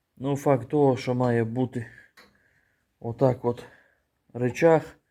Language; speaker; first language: Ukrainian; native; Ukrainian